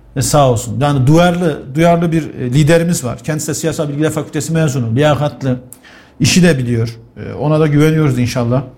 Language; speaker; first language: Turkish; native; Turkish